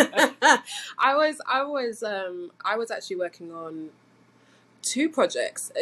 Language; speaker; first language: English; native; English